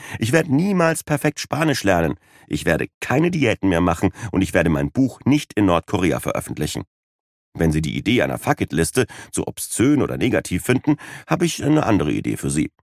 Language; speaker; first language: German; native; German